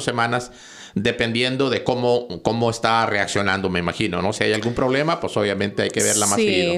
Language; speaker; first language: Spanish; native; Spanish